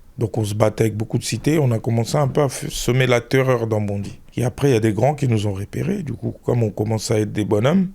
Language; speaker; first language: French; early bilingual, other home language; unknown